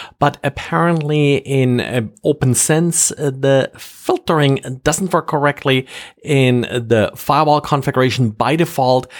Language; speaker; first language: English; non-native, fluent; German